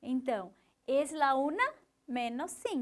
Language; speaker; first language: Spanish; non-native, fluent; Portuguese